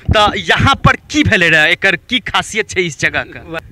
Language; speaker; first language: Hindi; native; Hindi